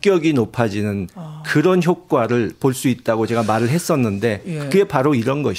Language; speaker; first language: Korean; native; Korean